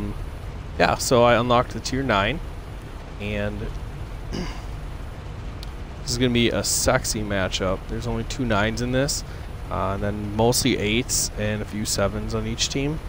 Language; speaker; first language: English; native; English